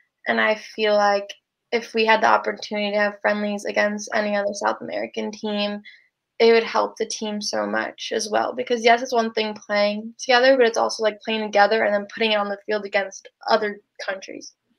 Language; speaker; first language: English; native; English